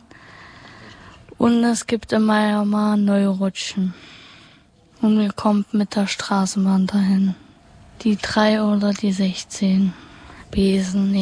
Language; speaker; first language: German; native; German